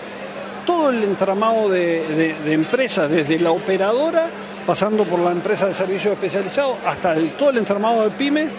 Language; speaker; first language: Spanish; native; Spanish